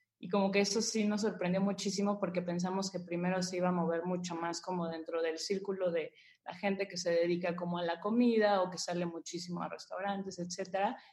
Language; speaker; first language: Spanish; native; Spanish